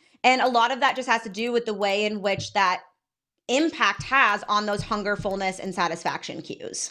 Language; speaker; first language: English; native; English